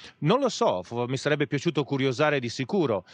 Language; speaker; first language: Italian; native; Italian